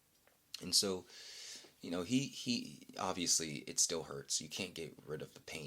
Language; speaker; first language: English; native; English